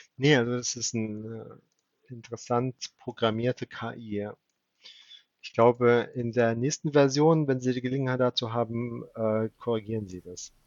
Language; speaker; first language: German; non-native, fluent; English